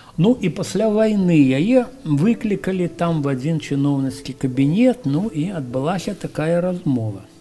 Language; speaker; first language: Belarusian; native; Belarusian